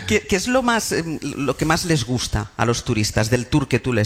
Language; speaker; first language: Spanish; native; Spanish